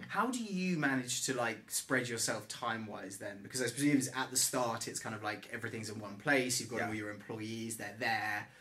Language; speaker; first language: English; native; English